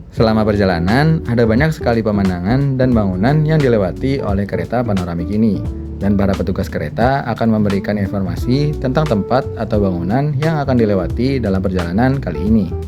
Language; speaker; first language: Indonesian; native; Indonesian